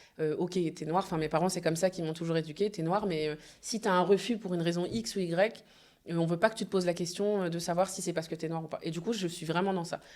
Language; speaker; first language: French; early bilingual, other home language; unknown